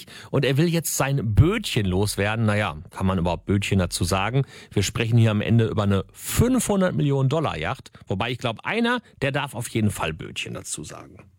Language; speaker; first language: German; native; German